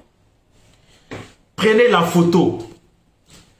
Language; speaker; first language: French; native; French